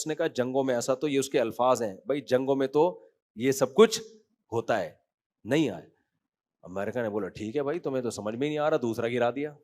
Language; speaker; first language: Urdu; native; Urdu